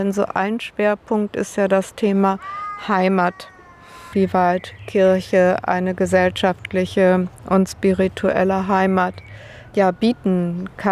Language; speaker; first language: German; native; German